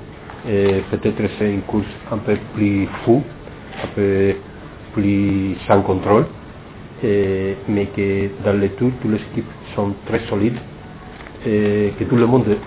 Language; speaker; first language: French; non-native, fluent; Spanish